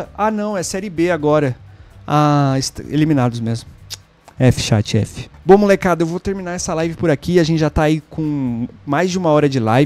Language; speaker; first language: Portuguese; native; Portuguese